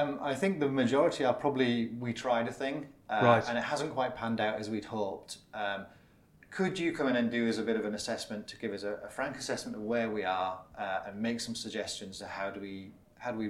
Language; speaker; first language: English; native; English